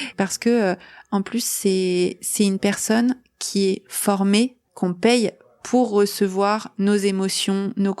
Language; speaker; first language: French; native; French